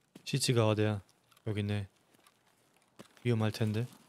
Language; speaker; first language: Korean; non-native, learner; German